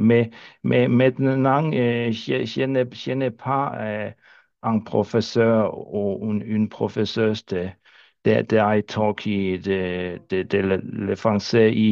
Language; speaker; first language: French; non-native, learner; Danish